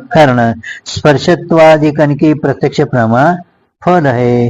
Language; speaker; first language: Hindi; non-native, local second language; Kannada